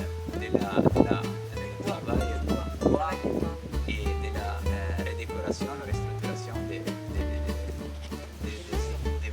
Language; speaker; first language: French; non-native, learner; Italian